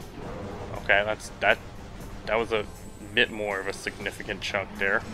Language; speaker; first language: English; native; English